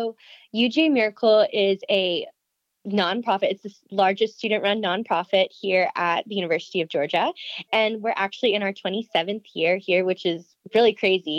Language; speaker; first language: English; native; English